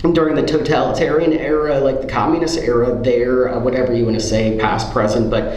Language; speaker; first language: English; native; English